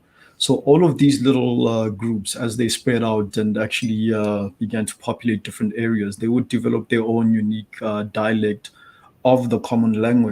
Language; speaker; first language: English; non-native, local second language; Tswana